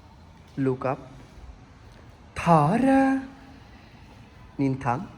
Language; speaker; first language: Vietnamese; non-native, learner; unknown